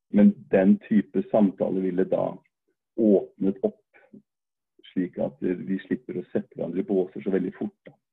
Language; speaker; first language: Norwegian; native; Norwegian